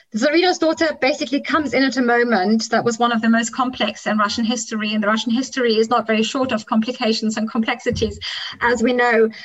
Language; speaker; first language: English; non-native, local second language; German